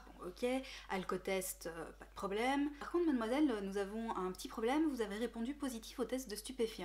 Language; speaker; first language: French; native; French